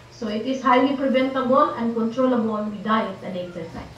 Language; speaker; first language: English; non-native, local second language; Filipino